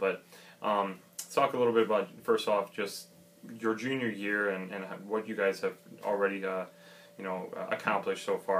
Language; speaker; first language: English; native; English